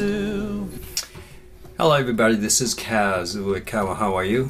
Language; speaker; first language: English; non-native, fluent; Japanese